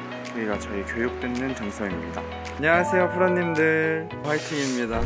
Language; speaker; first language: Korean; native; Korean